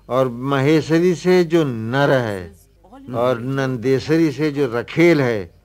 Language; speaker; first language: Hindi; native; Hindi